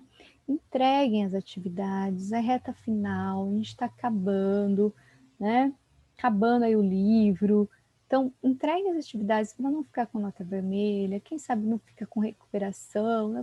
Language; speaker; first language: Portuguese; native; Portuguese